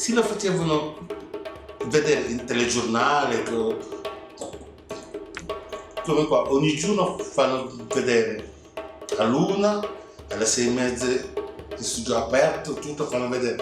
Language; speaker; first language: Italian; non-native, fluent; Wolof